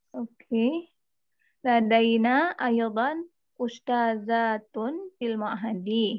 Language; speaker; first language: Arabic; non-native, learner; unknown